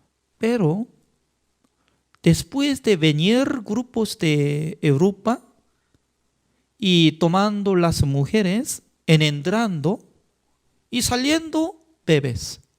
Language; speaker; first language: Spanish; non-native, fluent; Korean